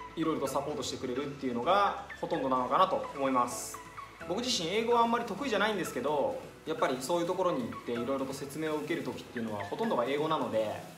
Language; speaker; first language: Japanese; native; Japanese